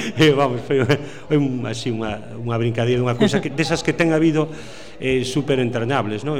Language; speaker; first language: Galician; native; Galician